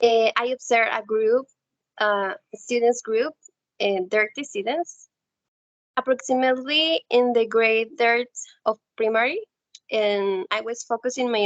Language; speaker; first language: English; non-native, learner; Spanish